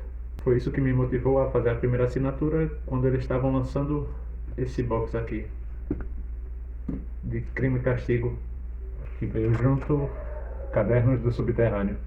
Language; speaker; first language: Portuguese; native; Portuguese